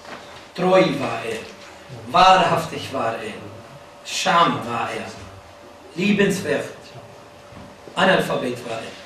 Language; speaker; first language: German; non-native, fluent; Arabic